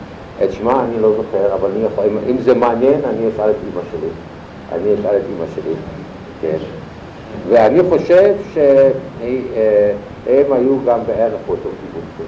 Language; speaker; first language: Hebrew; non-native, fluent; German